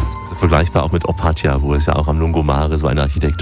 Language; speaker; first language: German; native; German